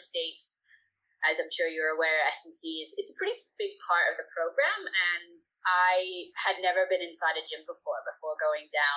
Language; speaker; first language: English; native; English